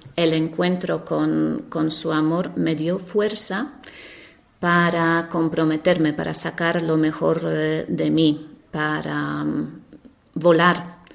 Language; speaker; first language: Spanish; non-native, fluent; Polish